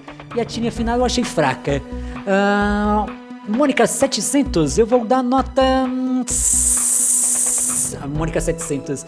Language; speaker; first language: Portuguese; native; Portuguese